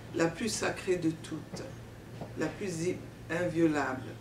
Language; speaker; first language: French; non-native, local second language; Duala